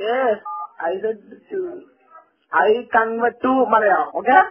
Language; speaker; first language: English; non-native, learner; Malayalam